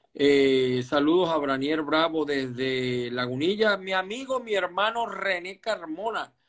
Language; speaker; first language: Spanish; native; Spanish